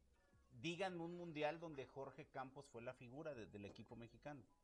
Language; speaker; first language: Spanish; native; Spanish